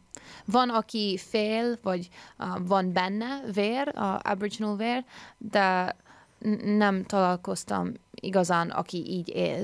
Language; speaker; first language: Hungarian; early bilingual, heritage; English